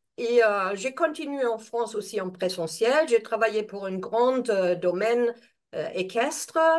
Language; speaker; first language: French; non-native, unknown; German